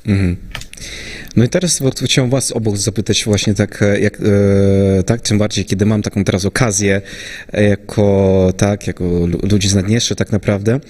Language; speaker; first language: Polish; non-native, fluent; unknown